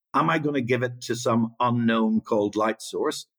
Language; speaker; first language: English; native; English